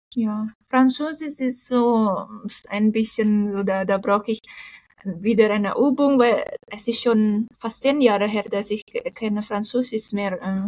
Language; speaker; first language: German; non-native, fluent; Indonesian